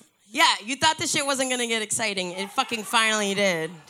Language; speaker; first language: English; early bilingual, other home language; Spanish